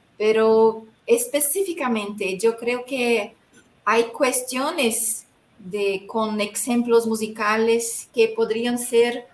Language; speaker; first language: Spanish; non-native, fluent; Portuguese